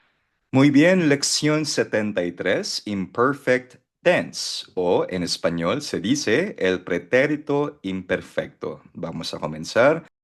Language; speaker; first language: Spanish; non-native, fluent; Filipino